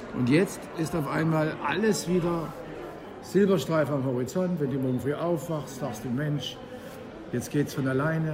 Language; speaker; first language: German; native; German